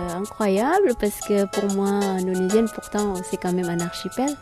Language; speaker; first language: French; non-native, fluent; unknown